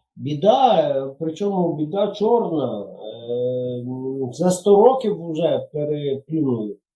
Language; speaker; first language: Ukrainian; non-native, local second language; Russian